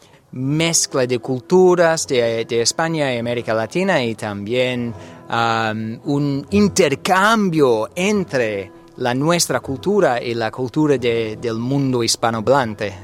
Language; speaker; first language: Spanish; non-native, learner; English